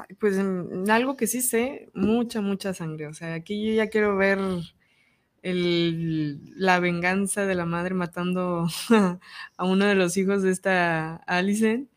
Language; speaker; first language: Spanish; native; Spanish